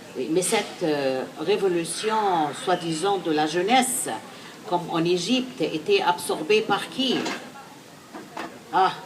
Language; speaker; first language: French; non-native, fluent; Arabic